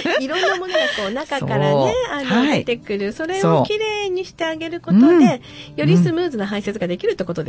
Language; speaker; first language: Japanese; native; Japanese